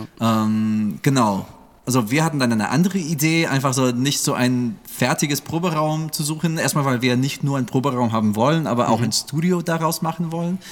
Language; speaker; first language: German; non-native, fluent; English